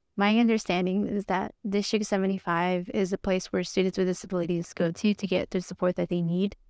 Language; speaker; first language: English; early bilingual, other home language; Spanish